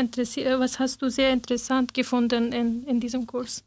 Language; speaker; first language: German; non-native, learner; Persian